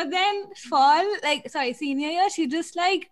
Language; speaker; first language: English; non-native, local second language; Hindi